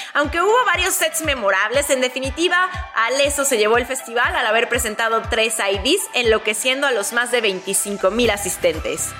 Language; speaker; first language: Spanish; native; Spanish